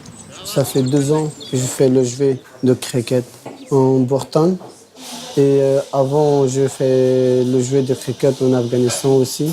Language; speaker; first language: French; non-native, learner; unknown